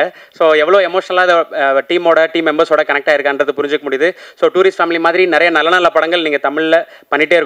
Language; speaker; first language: Tamil; native; Tamil